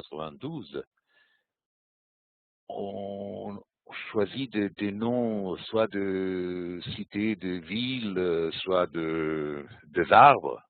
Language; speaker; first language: French; non-native, fluent; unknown